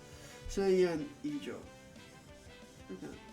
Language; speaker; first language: Japanese; non-native, learner; English